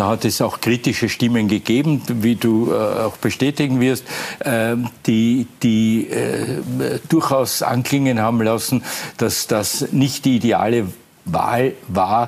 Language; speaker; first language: German; native; German